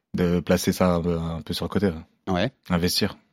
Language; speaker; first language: French; non-native, local second language; Arabic